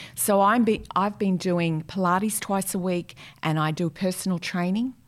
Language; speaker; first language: English; native; English